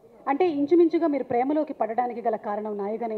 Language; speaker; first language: Telugu; native; Telugu